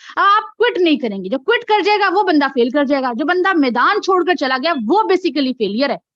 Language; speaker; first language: Urdu; non-native, local second language; Punjabi